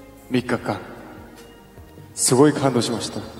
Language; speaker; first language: Japanese; non-native, learner; Korean